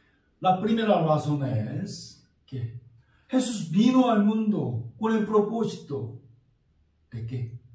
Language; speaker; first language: Spanish; non-native, fluent; Korean